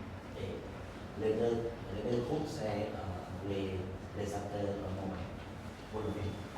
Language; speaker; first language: French; non-native, learner; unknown